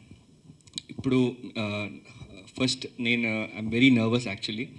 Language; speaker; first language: Telugu; early bilingual, heritage; Telugu